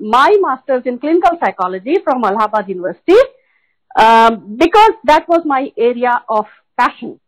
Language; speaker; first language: Hindi; native; Hindi